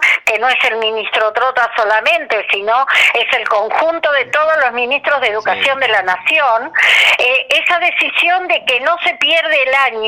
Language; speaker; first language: Spanish; native; Spanish